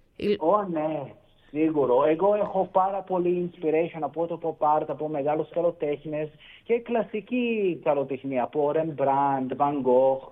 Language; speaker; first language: Greek; early bilingual, heritage; Greek